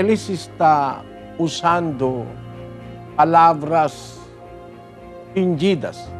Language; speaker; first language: Portuguese; non-native, learner; Filipino